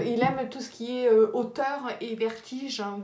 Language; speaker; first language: French; native; French